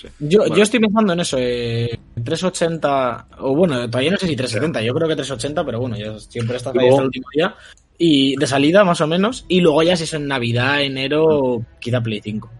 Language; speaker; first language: Spanish; native; Spanish